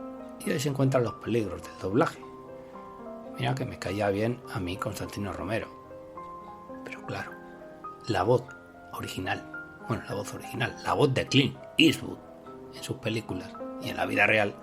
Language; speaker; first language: Spanish; native; Spanish